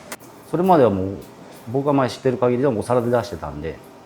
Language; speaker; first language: Japanese; native; Japanese